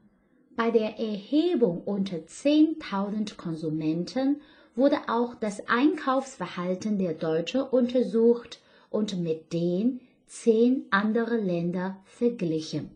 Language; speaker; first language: German; non-native, fluent; Chinese